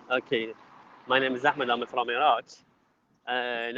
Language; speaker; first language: English; non-native, learner; Arabic